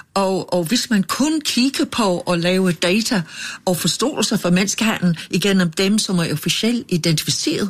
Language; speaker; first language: Danish; non-native, fluent; English